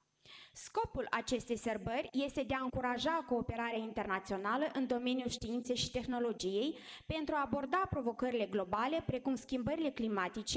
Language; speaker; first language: Romanian; native; Romanian